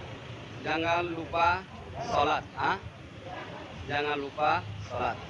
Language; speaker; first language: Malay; non-native, learner; Bangla